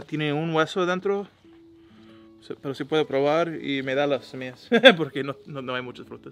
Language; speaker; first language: Spanish; non-native, learner; English